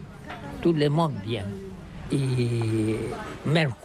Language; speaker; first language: French; non-native, learner; Catalan